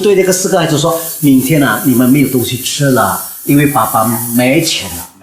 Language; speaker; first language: Chinese; early bilingual, heritage; Chinese